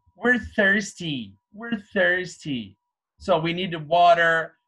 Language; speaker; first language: English; non-native, fluent; Portuguese